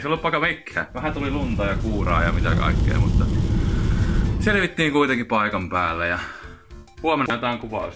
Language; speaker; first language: Finnish; native; Finnish